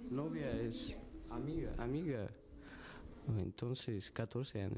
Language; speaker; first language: Spanish; non-native, learner; Russian